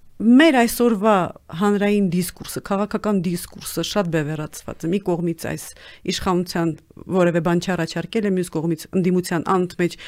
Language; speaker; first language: Armenian; native; Armenian